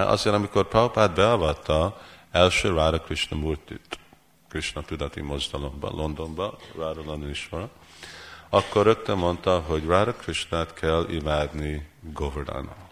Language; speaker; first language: Hungarian; early bilingual, heritage; Hungarian